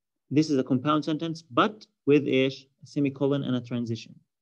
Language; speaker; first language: English; non-native, fluent; Arabic